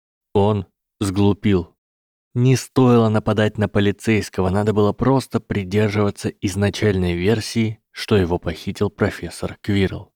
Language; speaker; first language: Russian; native; Russian